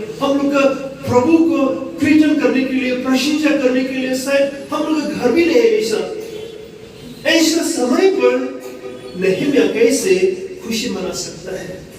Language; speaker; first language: Hindi; non-native, local second language; Bodo